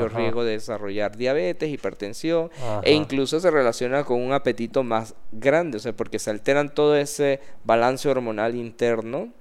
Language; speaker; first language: Spanish; native; Spanish